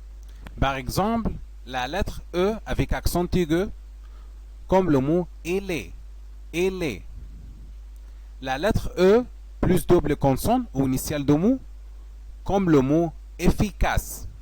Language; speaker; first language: French; non-native, fluent; Arabic